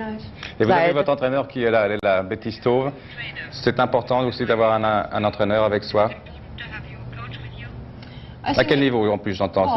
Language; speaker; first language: French; native; French